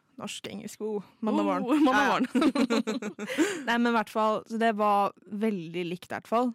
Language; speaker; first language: Norwegian; native; Norwegian